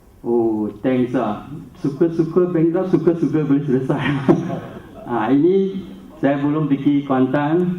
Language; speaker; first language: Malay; non-native, local second language; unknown